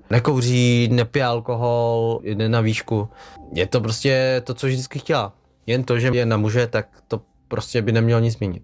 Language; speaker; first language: Czech; early bilingual, other home language; Vietnamese